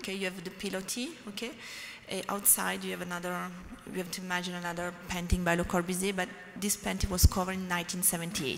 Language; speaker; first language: English; non-native, learner; French